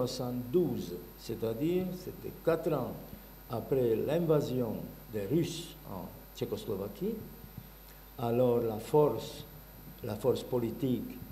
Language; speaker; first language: French; non-native, learner; Bulgarian